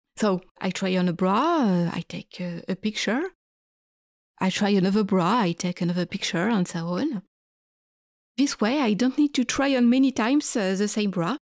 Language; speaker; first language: English; non-native, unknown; French